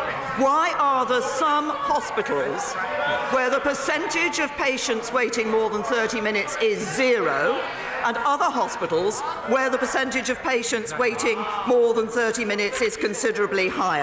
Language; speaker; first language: English; native; English